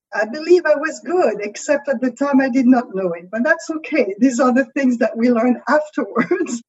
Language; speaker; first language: English; non-native, fluent; French